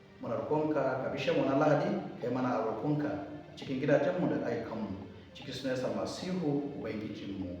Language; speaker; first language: Hausa; non-native, local second language; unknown